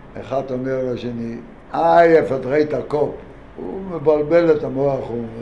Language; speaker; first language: Hebrew; non-native, fluent; Yiddish